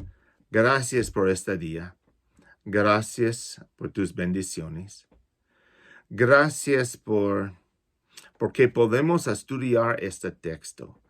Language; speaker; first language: Spanish; non-native, fluent; English